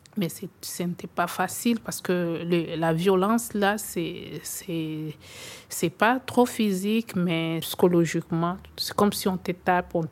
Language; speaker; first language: French; non-native, local second language; Swahili